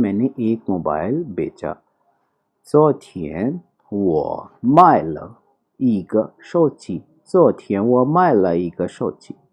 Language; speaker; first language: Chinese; non-native, fluent; Urdu